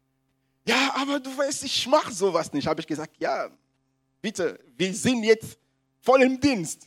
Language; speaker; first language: German; non-native, fluent; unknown